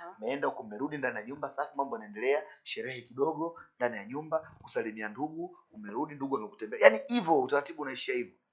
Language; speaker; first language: Swahili; native; Swahili